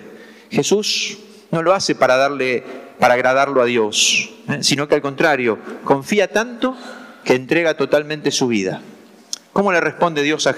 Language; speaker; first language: Spanish; native; Spanish